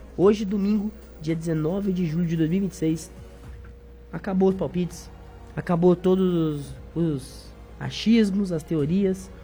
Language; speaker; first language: Portuguese; native; Portuguese